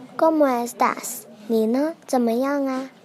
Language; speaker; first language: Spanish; non-native, fluent; Chinese